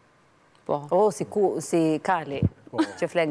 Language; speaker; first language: Albanian; native; Albanian